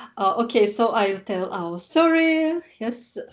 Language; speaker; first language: English; non-native, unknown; Russian